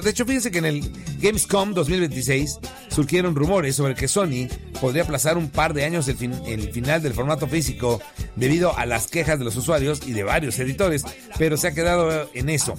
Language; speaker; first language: Spanish; native; Spanish